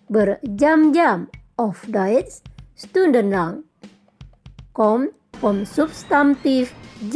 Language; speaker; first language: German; non-native, fluent; Indonesian